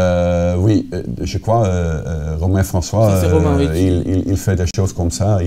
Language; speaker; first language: French; non-native, fluent; Dutch